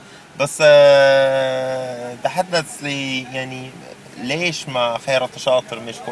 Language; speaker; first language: Arabic; non-native, learner; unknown